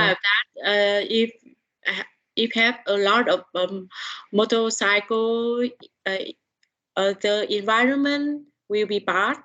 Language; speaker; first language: English; non-native, learner; Vietnamese